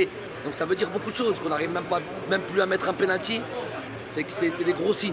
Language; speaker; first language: French; native; French